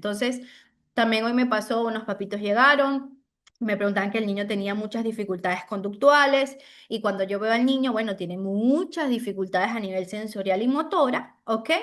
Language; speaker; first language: Spanish; native; Spanish